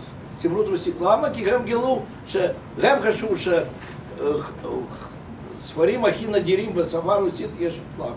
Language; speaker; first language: Hebrew; non-native, fluent; Russian